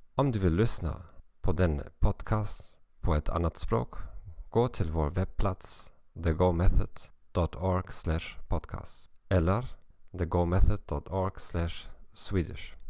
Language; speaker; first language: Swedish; non-native, fluent; German